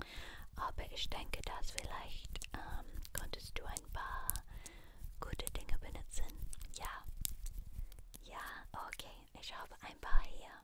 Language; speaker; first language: German; non-native, learner; English